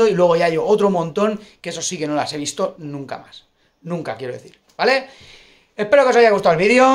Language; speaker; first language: Spanish; native; Spanish